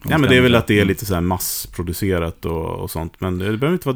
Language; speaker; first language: Swedish; native; Swedish